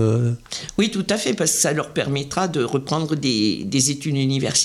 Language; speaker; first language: French; native; French